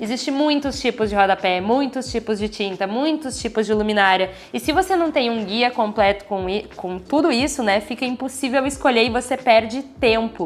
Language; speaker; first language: Portuguese; native; Portuguese